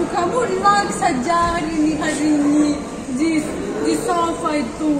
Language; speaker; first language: Indonesian; non-native, learner; Russian